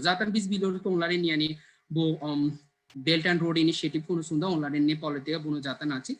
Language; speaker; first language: Turkish; non-native, fluent; Bangla